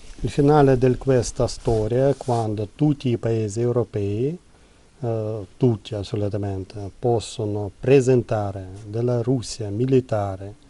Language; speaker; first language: Italian; non-native, learner; Ukrainian